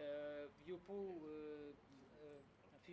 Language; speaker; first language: English; non-native, learner; Russian